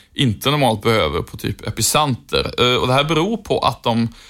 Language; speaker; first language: Swedish; native; Swedish